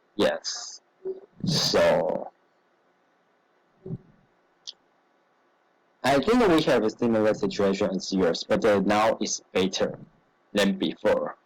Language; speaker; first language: English; non-native, learner; Chinese